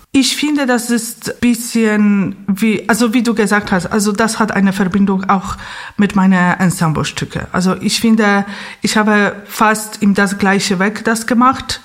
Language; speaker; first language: German; non-native, fluent; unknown